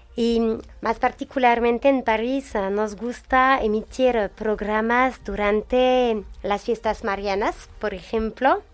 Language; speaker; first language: Spanish; non-native, fluent; French